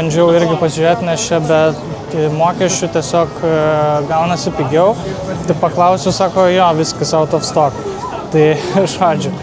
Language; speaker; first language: Lithuanian; native; Lithuanian